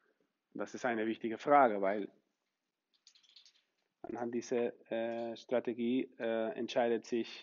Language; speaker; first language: German; non-native, fluent; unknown